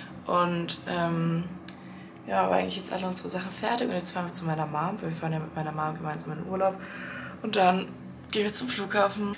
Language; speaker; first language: German; native; German